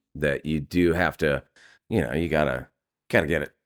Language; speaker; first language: English; native; English